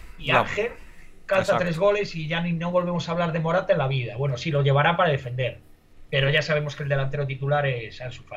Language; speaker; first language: Spanish; native; Spanish